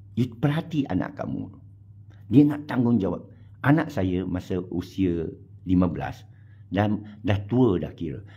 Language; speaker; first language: Malay; non-native, local second language; Chinese